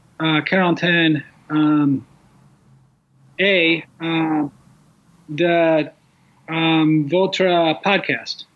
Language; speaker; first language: French; non-native, learner; English